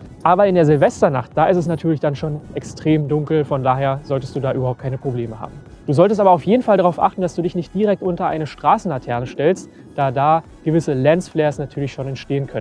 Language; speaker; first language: German; native; German